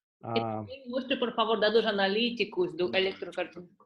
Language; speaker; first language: Portuguese; non-native, fluent; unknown